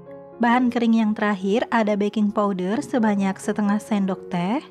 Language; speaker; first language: Indonesian; native; Indonesian